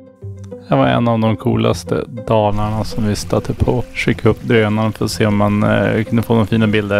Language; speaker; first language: Swedish; native; Swedish